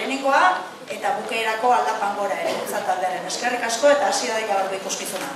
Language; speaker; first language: Basque; native; Basque